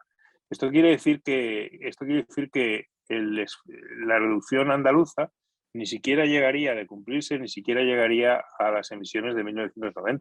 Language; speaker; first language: Spanish; native; Spanish